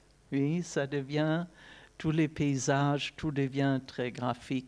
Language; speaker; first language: French; non-native, fluent; German